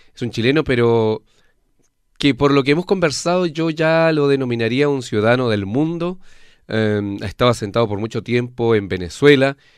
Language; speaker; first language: Spanish; native; Spanish